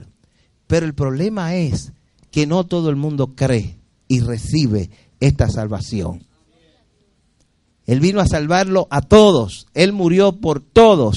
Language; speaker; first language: Spanish; native; Spanish